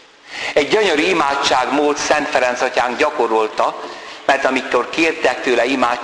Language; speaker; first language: Hungarian; native; Hungarian